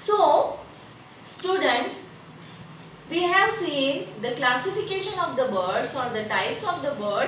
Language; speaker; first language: English; non-native, local second language; Marathi